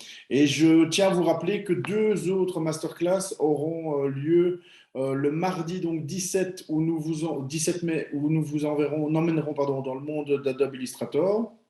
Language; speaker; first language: French; native; French